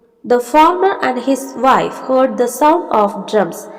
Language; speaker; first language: English; non-native, local second language; Malayalam